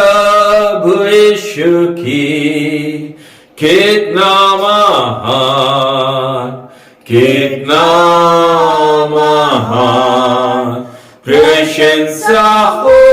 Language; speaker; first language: Hindi; native; Hindi